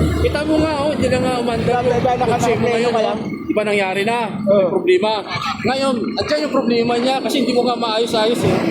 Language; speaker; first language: Filipino; native; Filipino